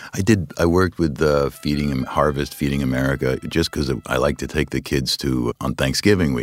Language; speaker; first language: English; native; English